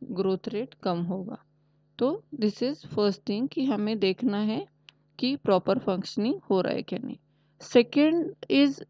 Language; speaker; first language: Hindi; non-native, local second language; Marathi